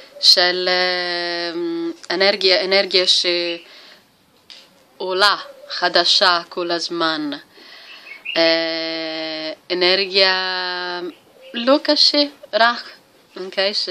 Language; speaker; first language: Hebrew; non-native, learner; Italian